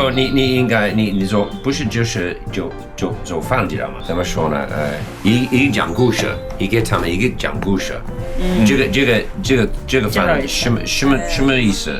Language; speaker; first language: Chinese; non-native, learner; English